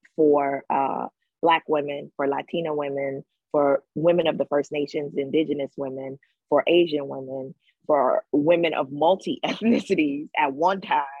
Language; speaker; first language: English; native; English